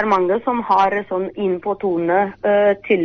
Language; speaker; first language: Norwegian; non-native, fluent; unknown